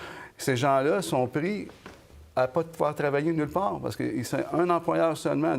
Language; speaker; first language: French; native; French